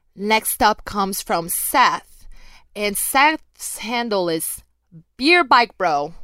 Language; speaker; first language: English; non-native, fluent; Portuguese